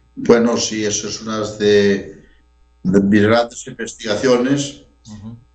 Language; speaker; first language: Spanish; native; Spanish